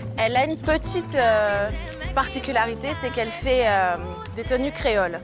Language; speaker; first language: French; native; French